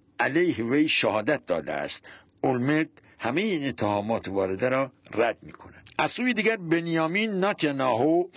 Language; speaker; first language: Persian; non-native, local second language; Central Kurdish